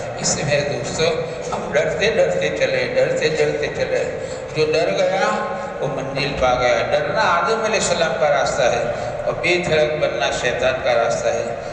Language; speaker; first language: Urdu; non-native, local second language; Gujarati